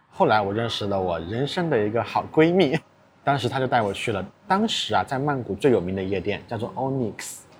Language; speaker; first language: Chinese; native; Chinese